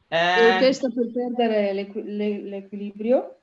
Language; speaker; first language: Italian; native; Italian